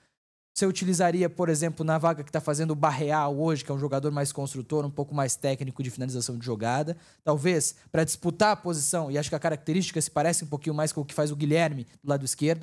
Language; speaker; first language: Portuguese; native; Portuguese